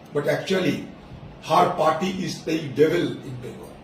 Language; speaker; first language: Hindi; non-native, local second language; Bangla